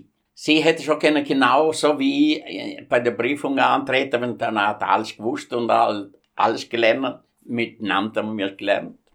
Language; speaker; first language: German; non-native, fluent; Italian